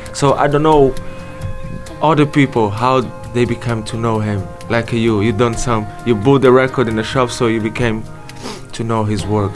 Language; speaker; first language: English; non-native, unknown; Portuguese